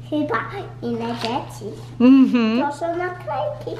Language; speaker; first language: Polish; early bilingual, heritage; Polish